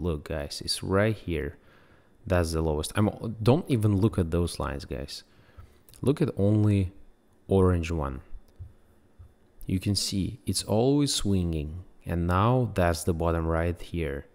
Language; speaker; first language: English; non-native, fluent; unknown